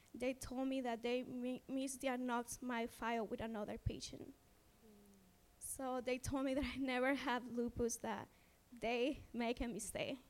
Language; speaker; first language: English; non-native, fluent; Spanish